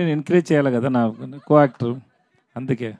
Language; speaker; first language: Telugu; non-native, learner; Tamil